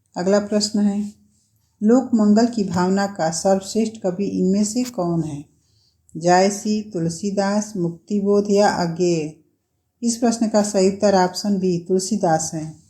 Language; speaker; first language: Hindi; native; Hindi